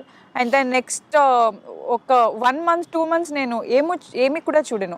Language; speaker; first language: Telugu; non-native, fluent; Kannada